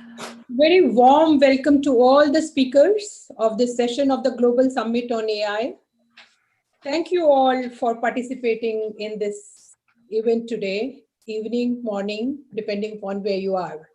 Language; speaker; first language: English; non-native, local second language; Hindi